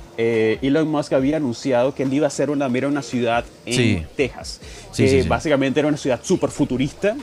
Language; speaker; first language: Spanish; native; Spanish